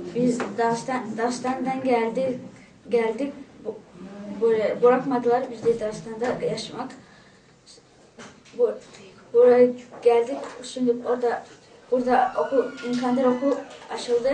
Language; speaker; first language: Turkish; non-native, learner; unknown